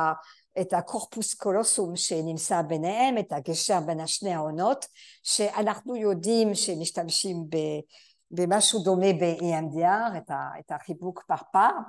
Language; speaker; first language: Hebrew; non-native, fluent; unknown